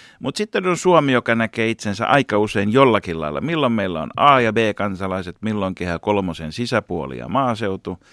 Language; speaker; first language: Finnish; native; Finnish